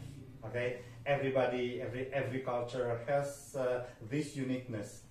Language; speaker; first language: English; non-native, fluent; Indonesian